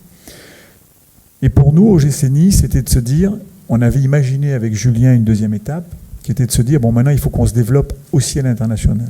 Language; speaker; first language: French; native; French